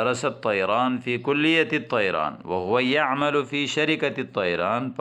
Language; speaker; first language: Arabic; non-native, fluent; Urdu